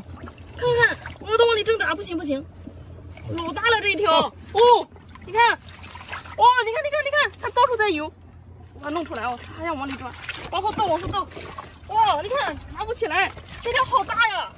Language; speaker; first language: Chinese; native; Chinese